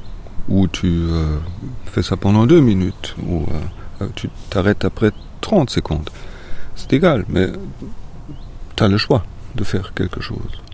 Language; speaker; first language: French; non-native, fluent; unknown